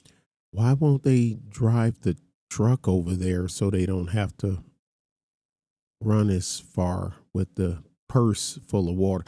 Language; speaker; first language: English; native; English